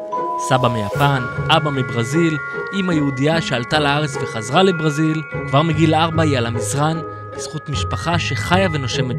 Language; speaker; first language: Hebrew; native; Hebrew